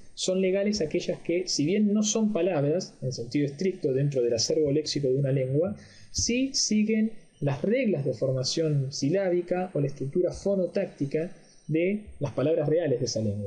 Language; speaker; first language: Spanish; native; Spanish